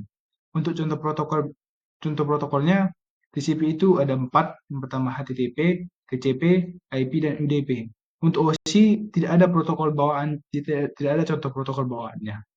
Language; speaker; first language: Indonesian; native; Indonesian